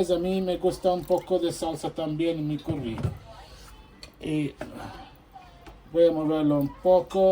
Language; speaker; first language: Spanish; non-native, fluent; Bangla